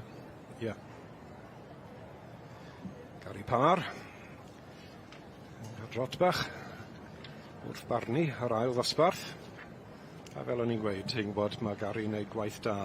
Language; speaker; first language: Welsh; native; Welsh